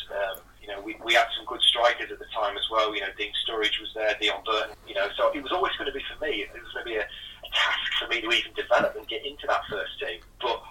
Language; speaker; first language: English; native; English